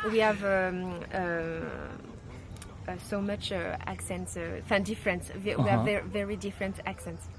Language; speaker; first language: English; non-native, learner; French